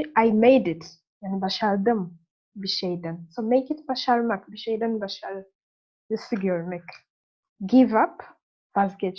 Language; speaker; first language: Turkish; non-native, learner; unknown